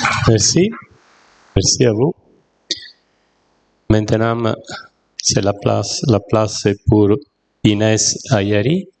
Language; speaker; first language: French; non-native, fluent; Italian